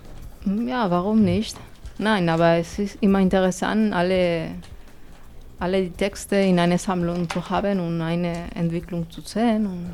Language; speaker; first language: German; non-native, fluent; Spanish